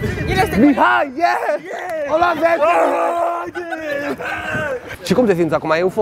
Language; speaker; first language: Romanian; native; Romanian